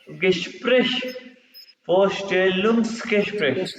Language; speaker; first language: German; non-native, fluent; Urdu